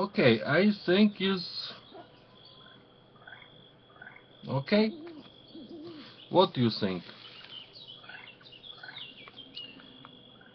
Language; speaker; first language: English; non-native, learner; Ukrainian